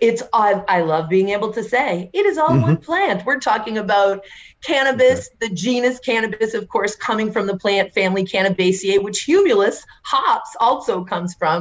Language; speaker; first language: English; native; English